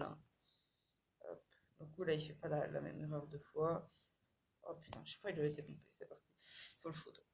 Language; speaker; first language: French; native; French